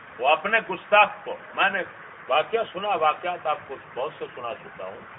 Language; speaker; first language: Urdu; non-native, local second language; Punjabi